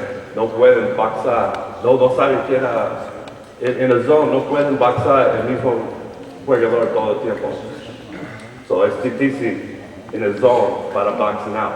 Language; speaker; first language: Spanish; early bilingual, heritage; Spanish